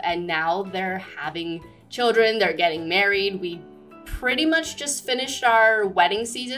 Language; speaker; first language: English; native; English